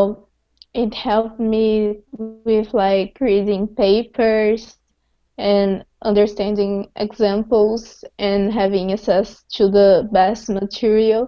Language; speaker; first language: English; non-native, fluent; Portuguese